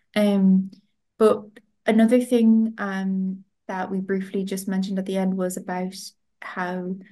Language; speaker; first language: English; non-native, fluent; Italian